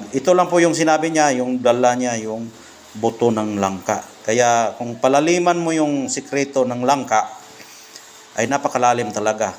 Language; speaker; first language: Filipino; non-native, local second language; Cebuano